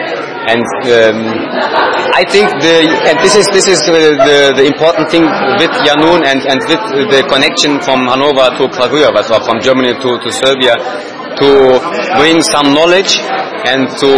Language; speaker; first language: English; non-native, learner; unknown